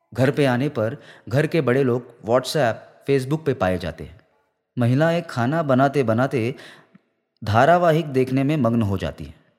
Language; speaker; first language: Hindi; non-native, local second language; Marathi